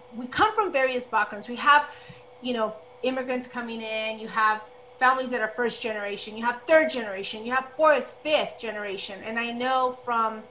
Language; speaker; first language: English; early bilingual, other home language; Spanish